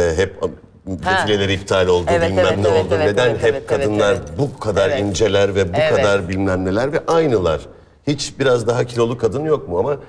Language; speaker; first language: Turkish; native; Turkish